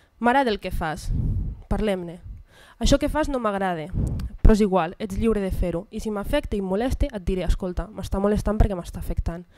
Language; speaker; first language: Catalan; early bilingual, other home language; Arabic